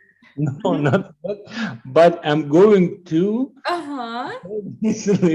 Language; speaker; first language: English; non-native, learner; Russian